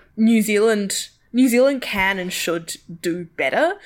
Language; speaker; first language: English; native; English